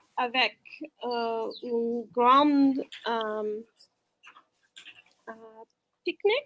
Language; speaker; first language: French; non-native, learner; English